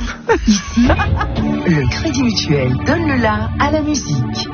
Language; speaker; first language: French; native; French